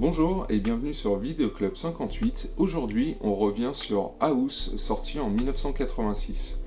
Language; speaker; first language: French; native; French